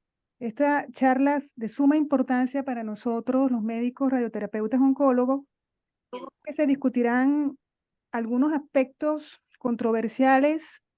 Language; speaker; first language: Spanish; native; Spanish